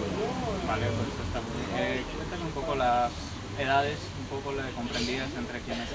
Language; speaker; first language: Spanish; native; Spanish